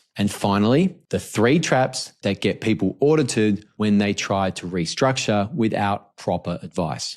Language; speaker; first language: English; native; English